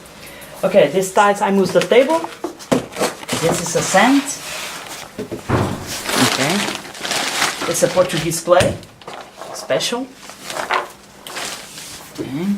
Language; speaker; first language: English; non-native, learner; Portuguese